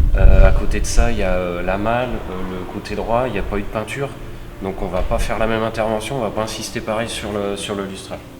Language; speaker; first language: French; native; French